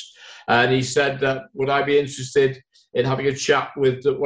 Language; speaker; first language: English; native; English